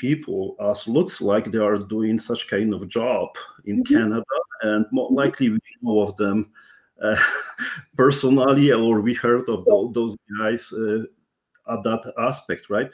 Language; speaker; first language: English; non-native, fluent; Polish